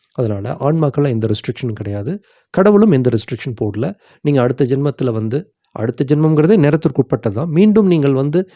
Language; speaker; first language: Tamil; native; Tamil